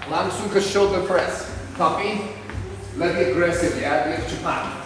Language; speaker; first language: Indonesian; non-native, fluent; English